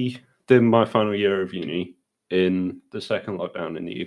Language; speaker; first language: English; native; English